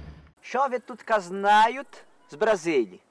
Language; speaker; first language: Ukrainian; early bilingual, heritage; Ukrainian